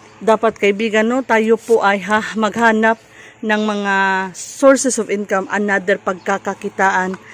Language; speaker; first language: Filipino; non-native, local second language; Cebuano